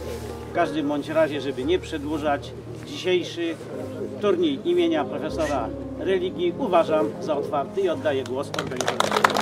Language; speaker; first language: Polish; native; Polish